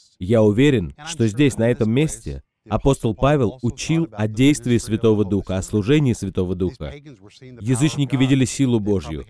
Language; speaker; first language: Russian; non-native, fluent; English